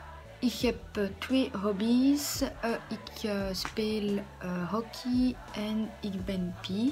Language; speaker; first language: Dutch; non-native, learner; French